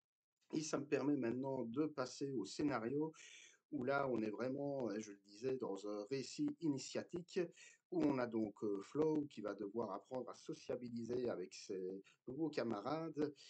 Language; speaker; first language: French; native; French